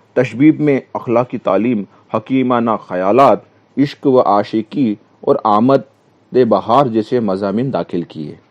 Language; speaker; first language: Urdu; native; Urdu